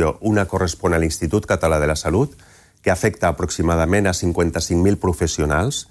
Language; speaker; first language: Catalan; native; Catalan